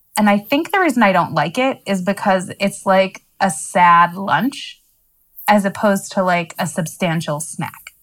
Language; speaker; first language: English; native; English